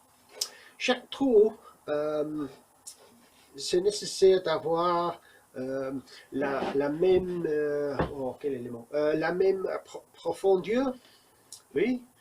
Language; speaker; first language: French; non-native, learner; English